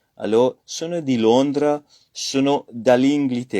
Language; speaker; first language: Italian; non-native, fluent; French